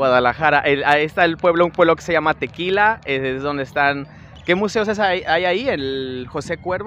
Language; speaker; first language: Spanish; native; Spanish